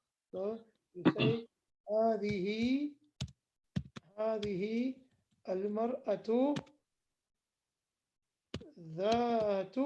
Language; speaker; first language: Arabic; non-native, fluent; English